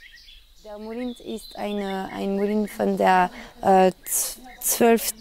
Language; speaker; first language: German; non-native, learner; French